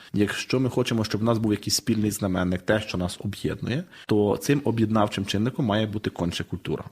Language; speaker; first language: Ukrainian; native; Ukrainian